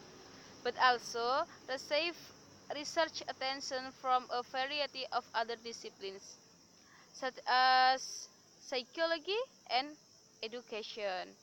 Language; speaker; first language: English; non-native, learner; Indonesian